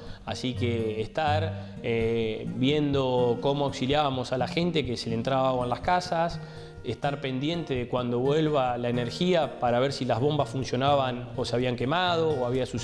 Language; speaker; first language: Spanish; native; Spanish